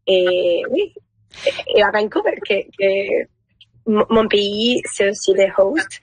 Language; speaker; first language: French; non-native, learner; Spanish